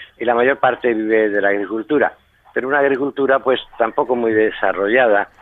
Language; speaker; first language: Spanish; native; Spanish